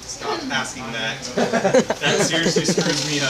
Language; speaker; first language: English; native; English